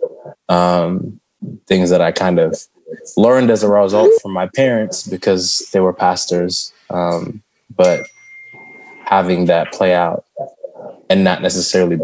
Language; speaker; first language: English; early bilingual, other home language; Shona